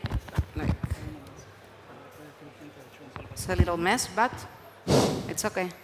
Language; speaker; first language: English; non-native, learner; Spanish